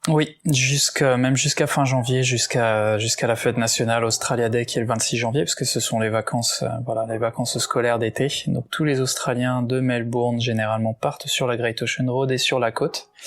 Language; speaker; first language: French; native; French